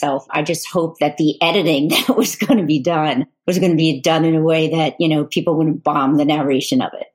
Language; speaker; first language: English; native; English